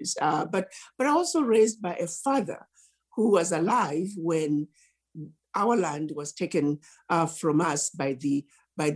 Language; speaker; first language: English; non-native, local second language; Shona